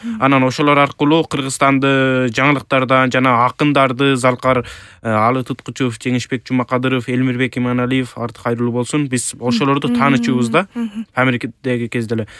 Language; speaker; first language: Kyrgyz; early bilingual, heritage; Kyrgyz